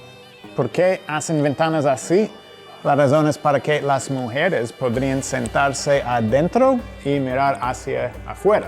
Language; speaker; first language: Spanish; non-native, fluent; English